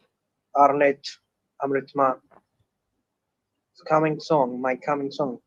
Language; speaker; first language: English; non-native, learner; Punjabi